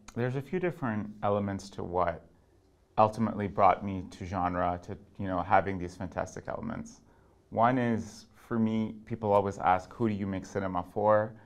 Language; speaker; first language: English; non-native, local second language; Urdu